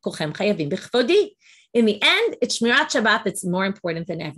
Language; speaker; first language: English; native; English